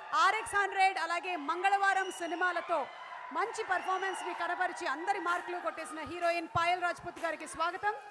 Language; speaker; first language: Telugu; native; Telugu